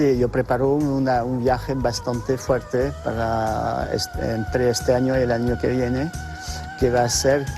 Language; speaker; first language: Spanish; non-native, fluent; French